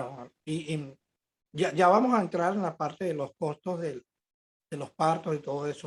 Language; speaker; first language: Spanish; native; Spanish